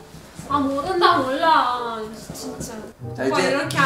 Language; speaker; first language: Korean; non-native, fluent; Russian